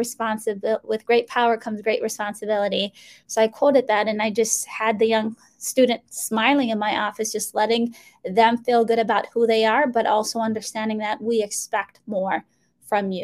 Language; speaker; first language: English; early bilingual, other home language; Somali